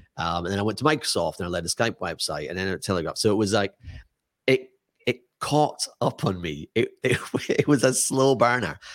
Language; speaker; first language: English; native; English